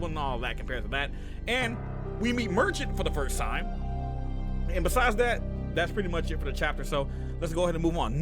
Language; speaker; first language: English; native; English